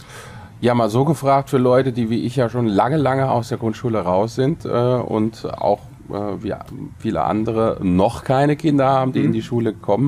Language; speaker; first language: German; native; German